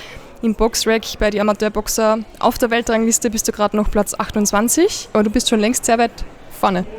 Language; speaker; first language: German; native; German